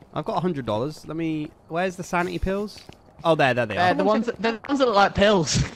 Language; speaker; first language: English; native; English